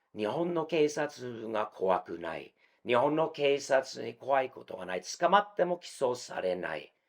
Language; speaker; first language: Japanese; non-native, fluent; English